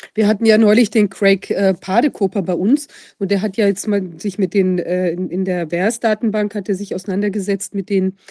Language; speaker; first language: German; native; German